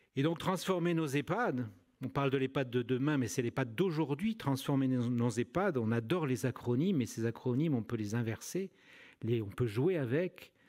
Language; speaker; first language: French; native; French